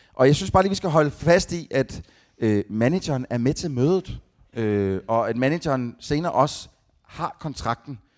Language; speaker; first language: Danish; native; Danish